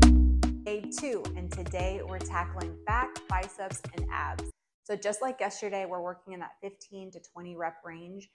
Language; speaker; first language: English; native; English